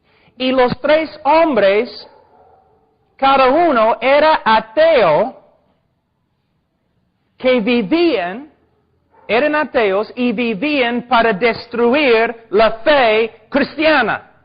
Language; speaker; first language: Spanish; non-native, fluent; English